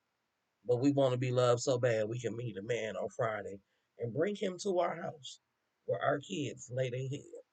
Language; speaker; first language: English; native; English